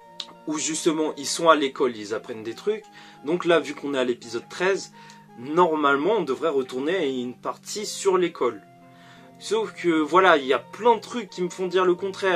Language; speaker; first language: French; native; French